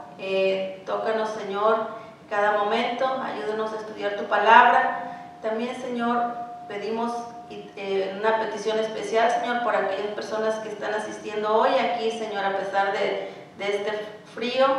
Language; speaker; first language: Spanish; native; Spanish